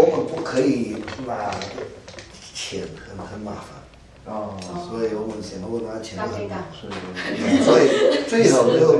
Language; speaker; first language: Chinese; non-native, learner; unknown